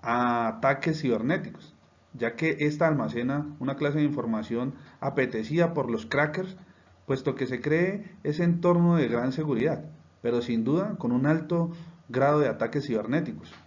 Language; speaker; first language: Spanish; native; Spanish